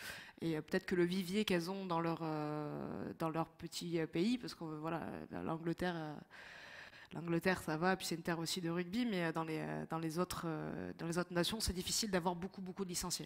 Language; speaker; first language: French; native; French